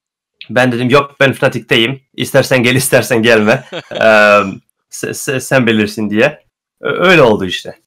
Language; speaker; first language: Turkish; early bilingual, heritage; Turkish